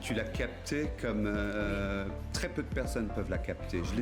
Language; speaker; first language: French; native; French